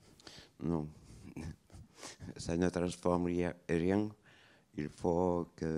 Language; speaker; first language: French; non-native, fluent; Lithuanian